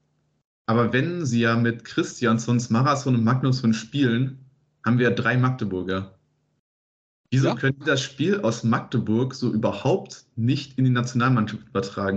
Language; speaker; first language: German; native; German